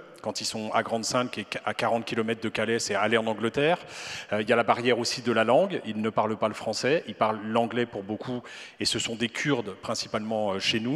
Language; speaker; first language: French; native; French